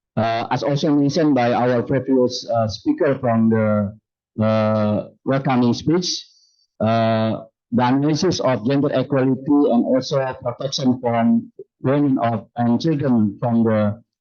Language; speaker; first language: English; non-native, fluent; Indonesian